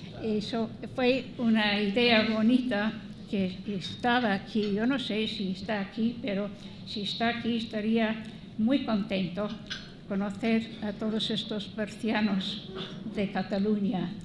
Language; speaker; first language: Spanish; non-native, fluent; English